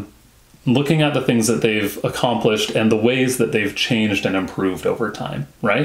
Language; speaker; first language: English; native; English